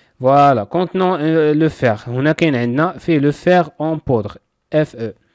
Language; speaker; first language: French; non-native, local second language; Arabic